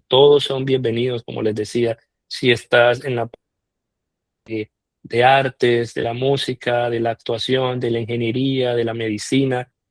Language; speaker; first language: Spanish; native; Spanish